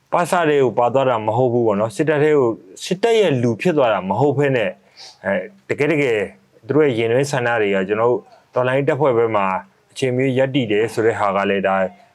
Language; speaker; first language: Burmese; native; Burmese